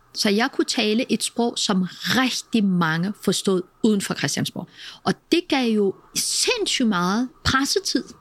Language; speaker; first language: Danish; early bilingual, other home language; Kurdish